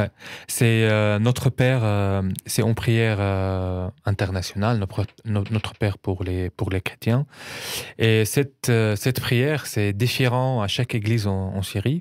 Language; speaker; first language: French; non-native, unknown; Arabic